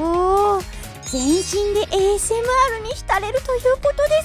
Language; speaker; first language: Japanese; native; Japanese